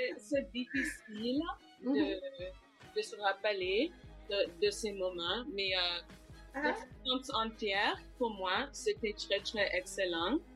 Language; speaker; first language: French; non-native, local second language; English